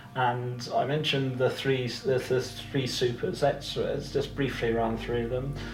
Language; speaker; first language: English; native; English